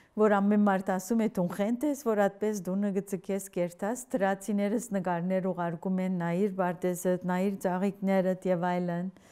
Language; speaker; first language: Armenian; early bilingual, heritage; Armenian